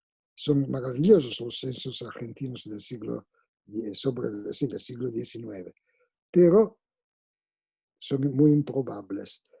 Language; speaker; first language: Spanish; non-native, fluent; Italian